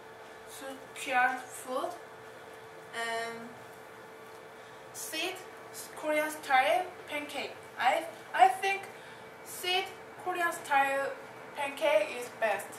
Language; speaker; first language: English; non-native, learner; Korean